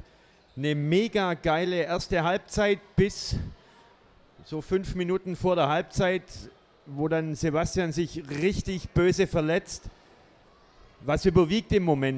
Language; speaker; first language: German; native; German